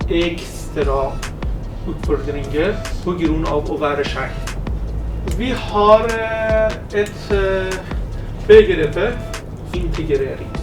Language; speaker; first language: Norwegian; non-native, learner; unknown